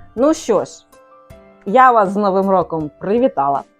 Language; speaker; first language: Ukrainian; non-native, local second language; Russian